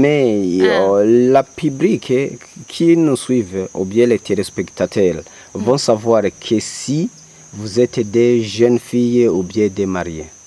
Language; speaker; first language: French; non-native, local second language; Rundi